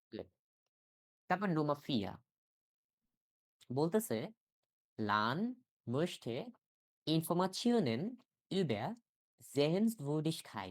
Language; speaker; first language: German; non-native, learner; Bangla